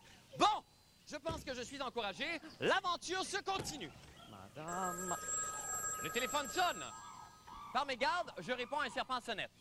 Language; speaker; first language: French; native; French